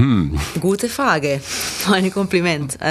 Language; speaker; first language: German; non-native, learner; Italian